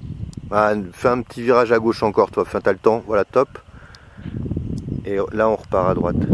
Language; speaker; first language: French; native; French